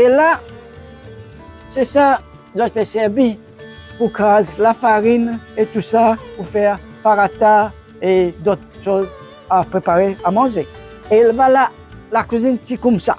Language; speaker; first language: French; non-native, local second language; Morisyen